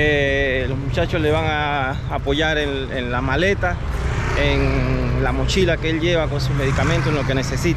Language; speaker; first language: Spanish; native; Spanish